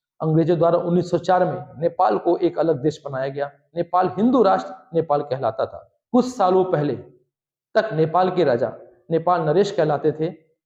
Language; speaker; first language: Hindi; native; Hindi